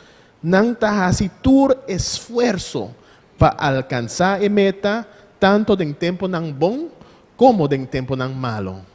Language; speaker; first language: Portuguese; non-native, learner; Papiamento